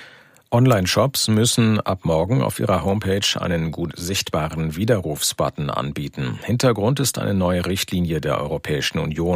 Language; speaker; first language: German; native; German